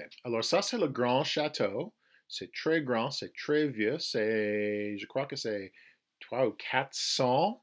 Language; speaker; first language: French; non-native, fluent; English